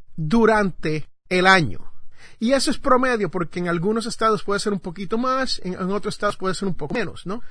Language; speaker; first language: Spanish; native; Spanish